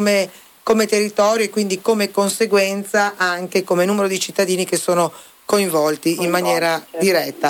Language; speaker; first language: Italian; native; Italian